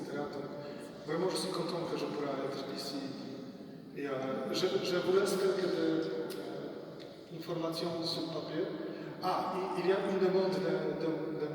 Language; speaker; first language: French; non-native, learner; Polish